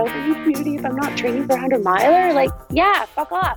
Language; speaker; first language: English; native; English